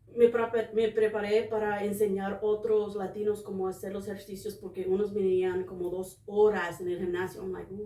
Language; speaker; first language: Spanish; early bilingual, other home language; English